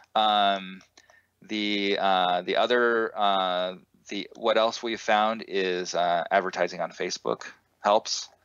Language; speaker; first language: English; native; English